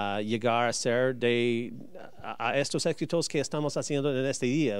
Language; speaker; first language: Spanish; early bilingual, heritage; Spanish